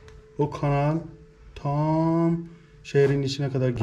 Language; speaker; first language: Turkish; non-native, learner; Persian